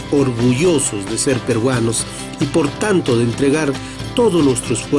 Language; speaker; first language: Spanish; native; Spanish